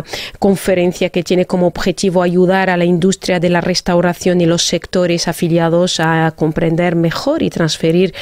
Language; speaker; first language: Spanish; non-native, fluent; Arabic